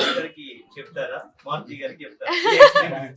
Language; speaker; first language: Telugu; native; Telugu